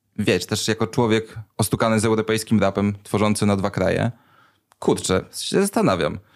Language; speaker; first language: Polish; native; Polish